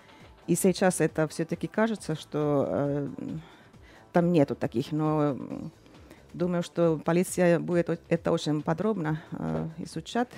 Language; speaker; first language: Russian; non-native, fluent; Finnish